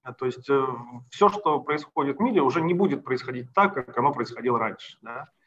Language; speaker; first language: Russian; native; Russian